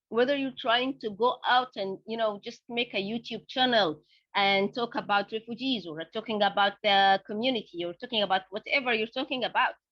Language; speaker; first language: English; non-native, fluent; Arabic